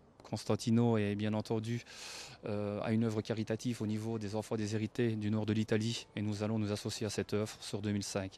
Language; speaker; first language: French; native; French